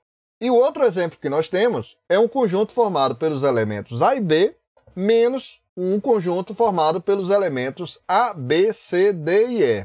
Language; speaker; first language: Portuguese; native; Portuguese